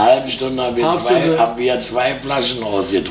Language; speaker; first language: German; native; German